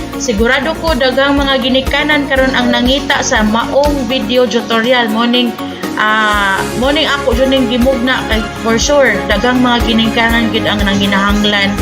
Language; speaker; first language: Cebuano; native; Cebuano